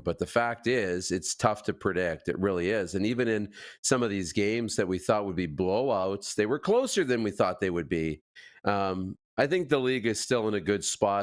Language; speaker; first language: English; native; English